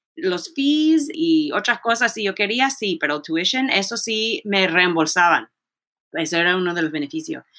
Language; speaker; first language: Spanish; early bilingual, heritage; Spanish